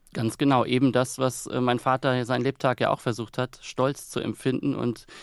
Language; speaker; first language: German; native; German